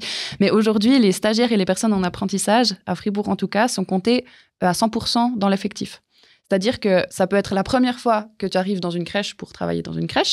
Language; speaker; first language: French; native; French